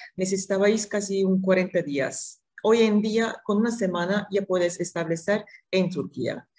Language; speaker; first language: Spanish; non-native, fluent; Turkish